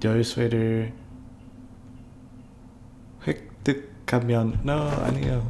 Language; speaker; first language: Korean; non-native, learner; English